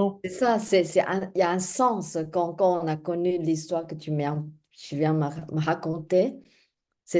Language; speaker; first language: French; non-native, fluent; Chinese